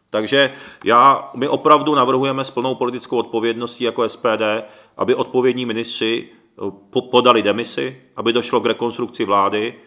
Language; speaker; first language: Czech; early bilingual, other home language; Japanese